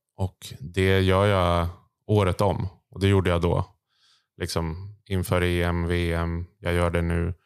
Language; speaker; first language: Swedish; native; Swedish